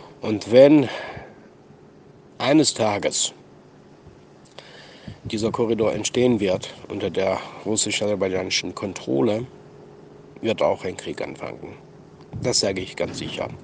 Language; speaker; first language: German; non-native, fluent; Armenian